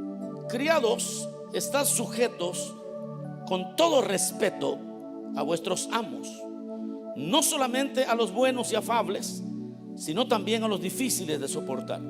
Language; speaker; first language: Spanish; native; Spanish